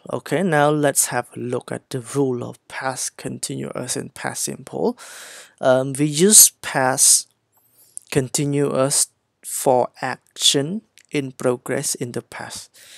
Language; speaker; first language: English; non-native, fluent; Khmer